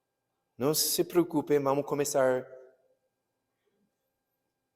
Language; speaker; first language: Portuguese; non-native, fluent; English